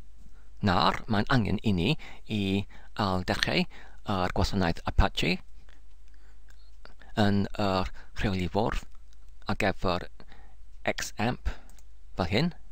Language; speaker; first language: Welsh; non-native, learner; English